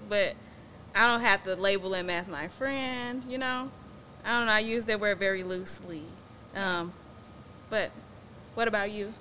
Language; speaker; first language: English; native; English